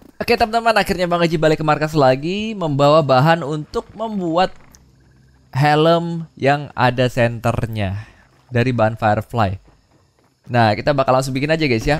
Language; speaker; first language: Indonesian; native; Indonesian